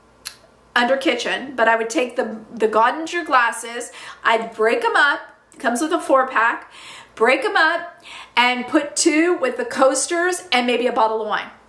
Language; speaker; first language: English; native; English